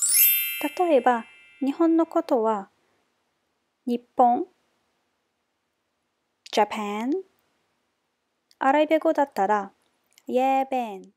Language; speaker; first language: Japanese; non-native, fluent; Arabic